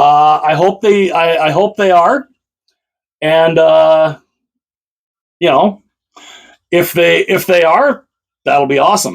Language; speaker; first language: English; native; English